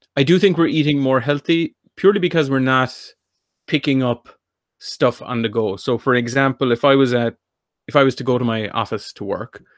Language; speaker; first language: English; native; English